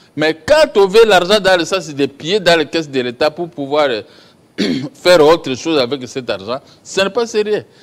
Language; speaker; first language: French; non-native, local second language; Lingala